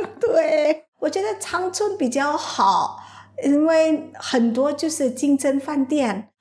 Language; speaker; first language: Chinese; non-native, fluent; Indonesian